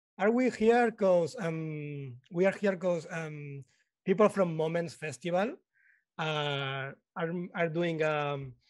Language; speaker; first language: English; non-native, learner; Spanish